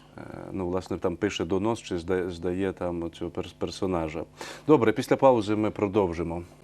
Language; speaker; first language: Ukrainian; native; Ukrainian